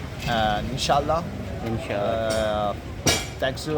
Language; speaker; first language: English; non-native, learner; Italian